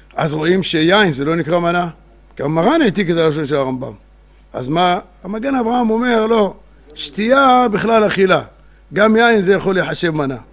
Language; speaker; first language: Hebrew; native; Hebrew